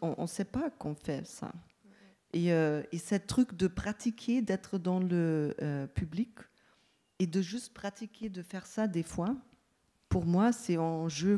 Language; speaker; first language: French; non-native, fluent; German